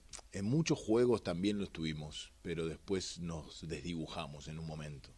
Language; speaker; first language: Spanish; native; Spanish